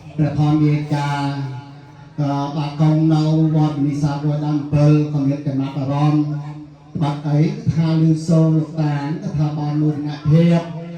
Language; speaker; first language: Khmer; native; Khmer